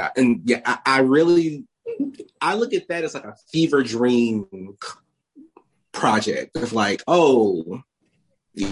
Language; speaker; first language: English; native; English